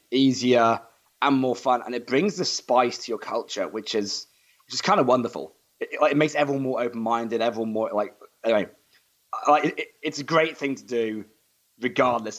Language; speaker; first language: English; native; English